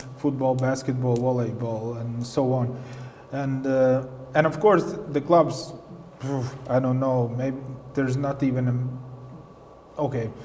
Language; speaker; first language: English; non-native, fluent; Latvian